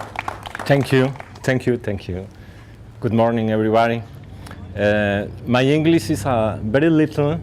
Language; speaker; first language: English; non-native, learner; Spanish